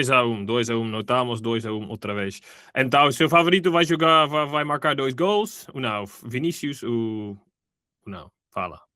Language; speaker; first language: Portuguese; non-native, fluent; Dutch